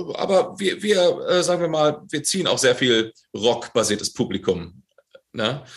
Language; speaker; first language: German; native; German